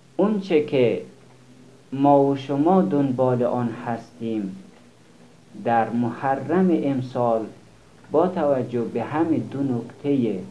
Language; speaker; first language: Persian; native; Persian